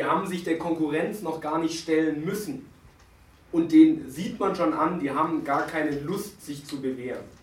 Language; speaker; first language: German; native; German